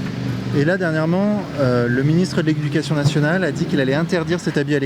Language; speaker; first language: French; native; French